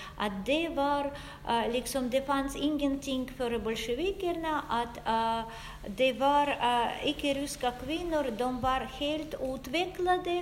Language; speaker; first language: Swedish; non-native, fluent; Russian